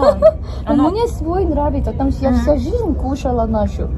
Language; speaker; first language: Russian; non-native, learner; Korean